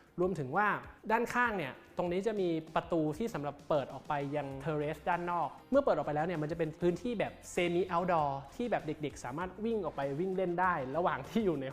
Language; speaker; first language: Thai; native; Thai